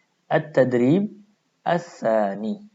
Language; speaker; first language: Arabic; non-native, fluent; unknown